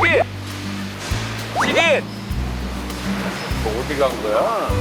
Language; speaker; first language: Korean; native; Korean